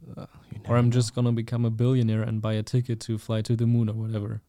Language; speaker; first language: English; non-native, fluent; German